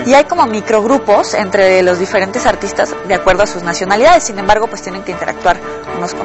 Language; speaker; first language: Spanish; native; Spanish